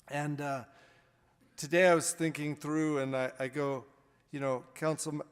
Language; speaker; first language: English; native; English